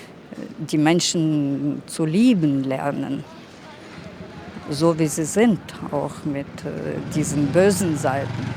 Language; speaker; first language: German; non-native, fluent; Russian